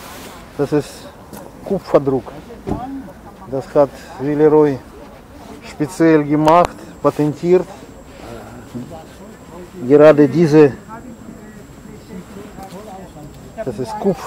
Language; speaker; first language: German; non-native, fluent; Russian